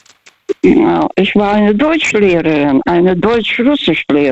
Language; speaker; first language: German; non-native, fluent; Russian